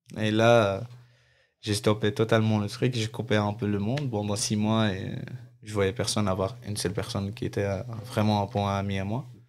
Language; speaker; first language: French; non-native, fluent; Arabic